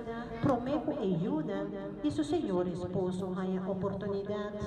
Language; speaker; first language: Spanish; non-native, learner; Papiamento